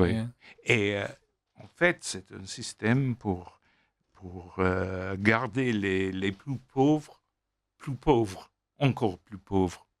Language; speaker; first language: French; non-native, fluent; English